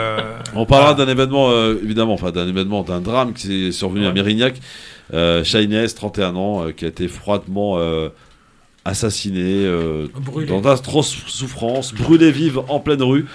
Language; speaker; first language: French; native; French